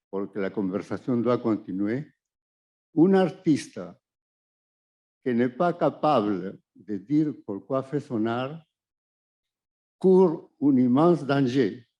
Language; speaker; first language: French; non-native, fluent; Spanish